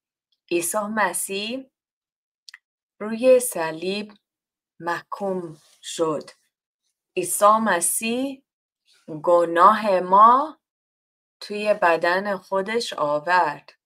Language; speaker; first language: Persian; non-native, learner; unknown